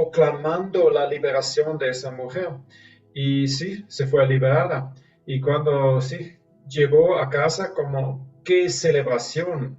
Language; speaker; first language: Spanish; non-native, fluent; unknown